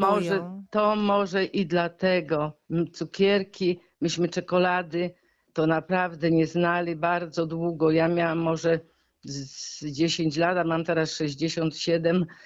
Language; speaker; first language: Polish; native; Polish